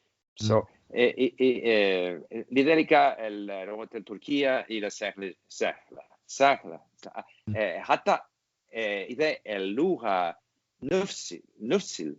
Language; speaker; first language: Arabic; non-native, learner; English